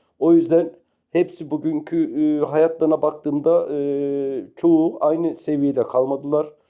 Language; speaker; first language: Turkish; native; Turkish